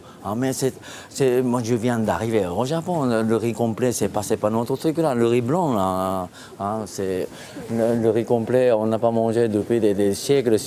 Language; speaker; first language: French; non-native, fluent; Japanese